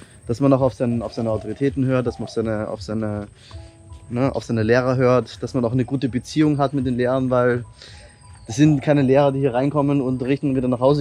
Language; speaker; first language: German; native; German